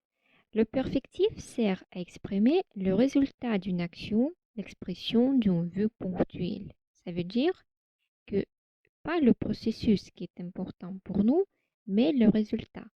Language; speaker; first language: French; non-native, fluent; Russian